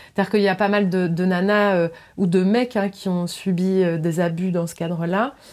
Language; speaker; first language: French; native; French